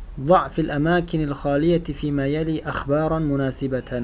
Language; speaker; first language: Arabic; non-native, fluent; Uzbek